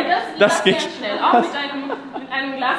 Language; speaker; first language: German; non-native, fluent; Spanish